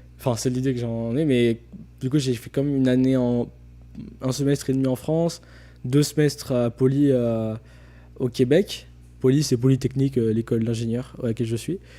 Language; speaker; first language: French; native; French